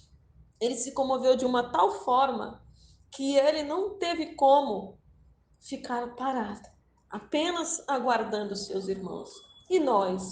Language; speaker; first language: Portuguese; native; Portuguese